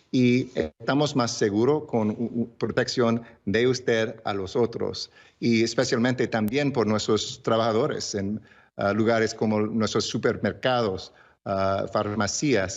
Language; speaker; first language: Spanish; early bilingual, heritage; English